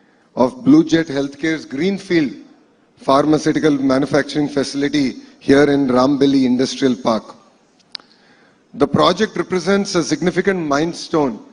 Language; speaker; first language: English; non-native, local second language; Telugu